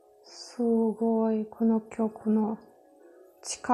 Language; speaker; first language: Japanese; non-native, fluent; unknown